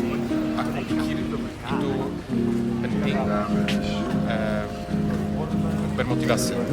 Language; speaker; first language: Indonesian; non-native, fluent; Polish